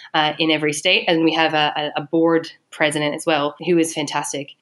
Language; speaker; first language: English; native; English